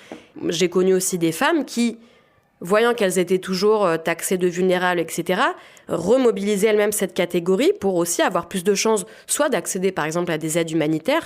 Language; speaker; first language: French; native; French